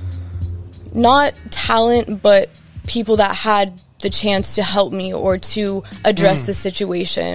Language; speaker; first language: English; native; English